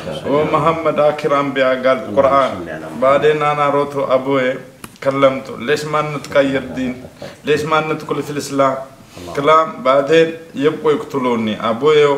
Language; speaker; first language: Arabic; non-native, learner; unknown